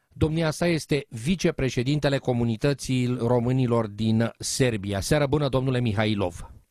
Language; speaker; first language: Romanian; native; Romanian